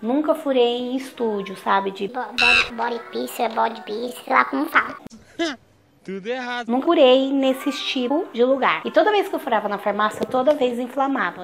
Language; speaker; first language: Portuguese; native; Portuguese